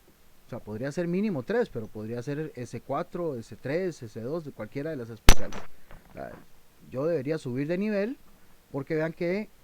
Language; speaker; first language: Spanish; native; Spanish